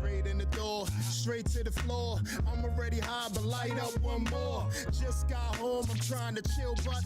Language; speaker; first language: English; native; English